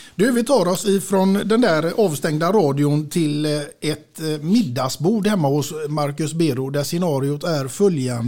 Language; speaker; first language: Swedish; native; Swedish